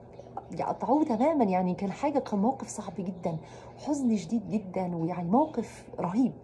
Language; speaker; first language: Arabic; native; Arabic